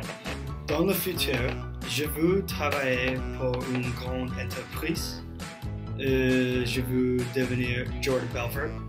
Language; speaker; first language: French; non-native, learner; English